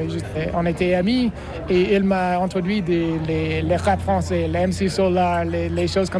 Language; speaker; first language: French; non-native, learner; English